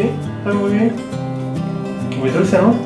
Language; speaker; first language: Spanish; non-native, learner; Korean